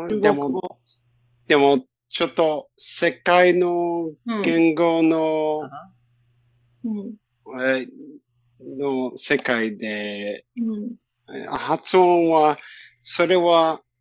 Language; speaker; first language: Japanese; non-native, learner; English